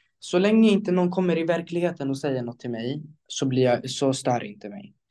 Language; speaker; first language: Swedish; early bilingual, other home language; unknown